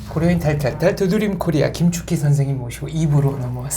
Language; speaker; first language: Korean; native; Korean